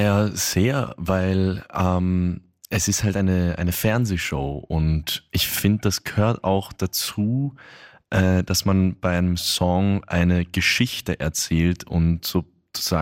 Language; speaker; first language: German; native; German